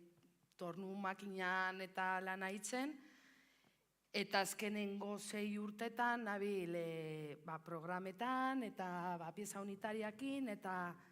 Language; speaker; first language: Basque; non-native, local second language; Spanish